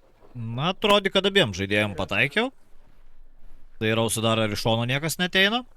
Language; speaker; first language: Lithuanian; native; Lithuanian